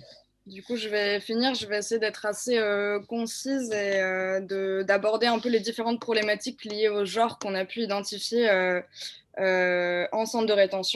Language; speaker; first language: French; native; French